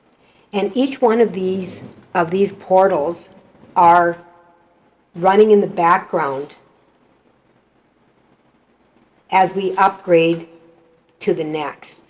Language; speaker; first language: English; native; English